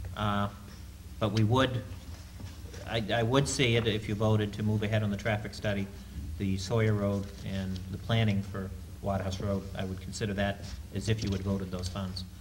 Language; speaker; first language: English; native; English